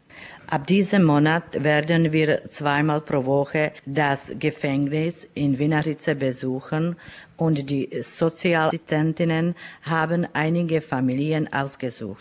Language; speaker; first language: German; non-native, fluent; Czech